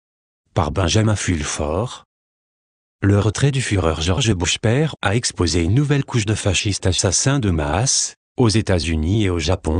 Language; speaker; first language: French; native; French